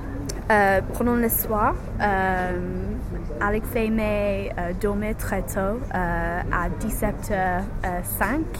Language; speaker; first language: French; non-native, learner; English